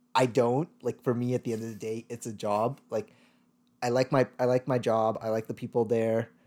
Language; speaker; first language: English; early bilingual, other home language; Tamil